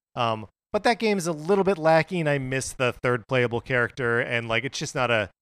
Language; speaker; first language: English; native; English